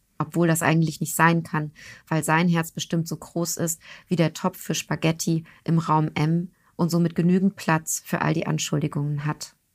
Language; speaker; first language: German; early bilingual, other home language; Turkish